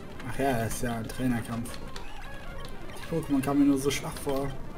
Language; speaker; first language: German; native; German